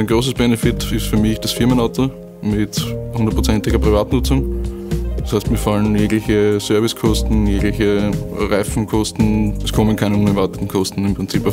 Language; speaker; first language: German; native; German